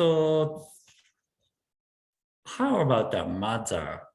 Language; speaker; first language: English; non-native, learner; Japanese